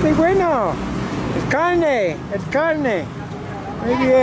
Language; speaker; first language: Spanish; non-native, learner; English